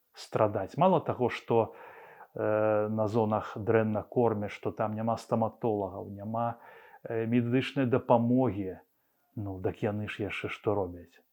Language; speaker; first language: Belarusian; non-native, local second language; Russian